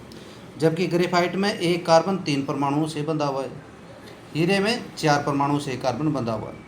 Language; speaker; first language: Hindi; native; Hindi